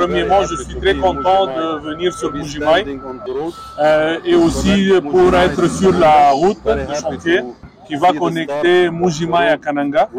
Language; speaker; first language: French; non-native, learner; Arabic